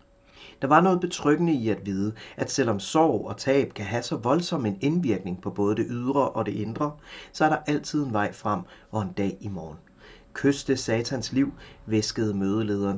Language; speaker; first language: Danish; native; Danish